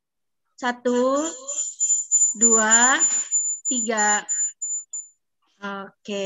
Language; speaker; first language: Indonesian; native; Indonesian